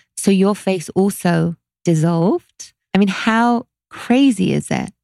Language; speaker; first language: English; native; English